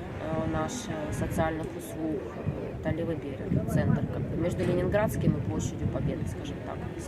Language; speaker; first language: Russian; native; Russian